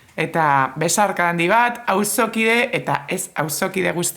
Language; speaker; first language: Basque; native; Basque